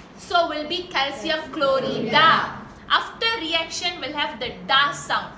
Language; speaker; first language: English; non-native, local second language; Tamil